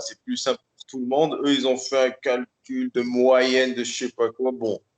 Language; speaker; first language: French; native; French